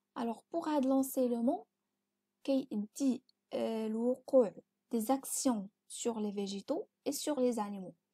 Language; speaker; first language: French; non-native, local second language; Arabic